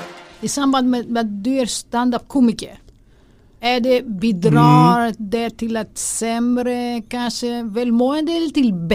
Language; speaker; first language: Swedish; non-native, fluent; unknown